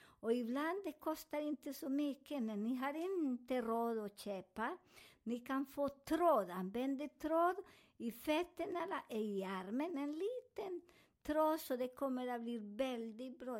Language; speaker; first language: Swedish; non-native, learner; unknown